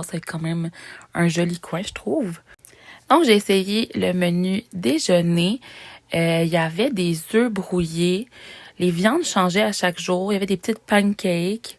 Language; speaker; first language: French; native; French